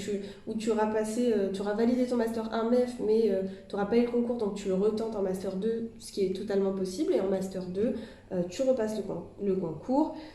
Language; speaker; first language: French; native; French